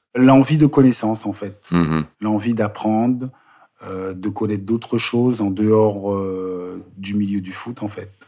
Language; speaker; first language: French; native; French